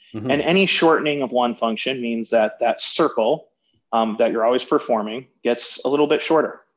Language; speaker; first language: English; native; English